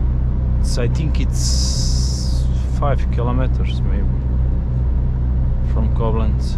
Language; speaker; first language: English; non-native, learner; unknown